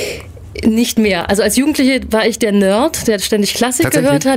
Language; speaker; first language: German; native; German